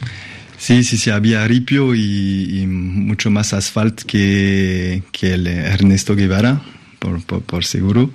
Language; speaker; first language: Spanish; non-native, fluent; French